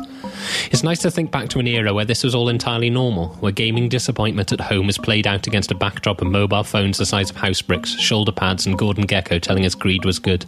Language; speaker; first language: English; native; English